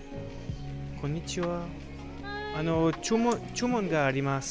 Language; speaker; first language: Japanese; non-native, learner; French